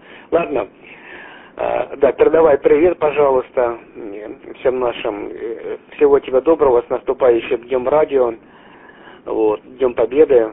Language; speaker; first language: Russian; native; Russian